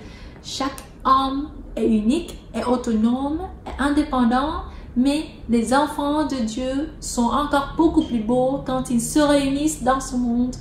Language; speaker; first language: French; non-native, fluent; Vietnamese